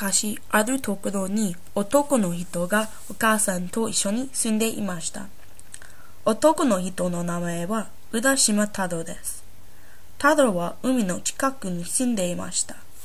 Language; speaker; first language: Japanese; non-native, learner; English